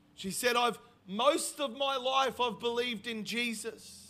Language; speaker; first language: English; native; English